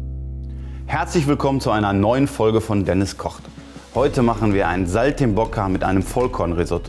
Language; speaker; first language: German; native; German